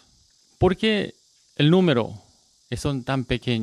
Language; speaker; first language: Spanish; non-native, learner; Korean